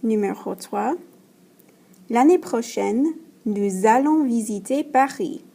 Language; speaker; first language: French; non-native, fluent; English